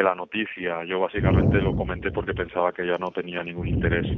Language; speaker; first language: Spanish; native; Spanish